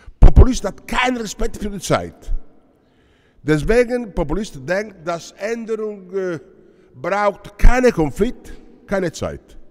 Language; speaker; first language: German; non-native, fluent; Italian